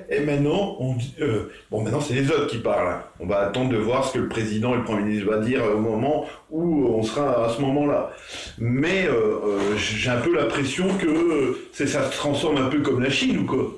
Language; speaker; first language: French; native; French